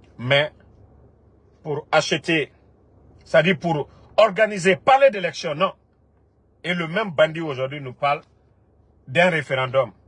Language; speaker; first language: French; non-native, local second language; Mandingo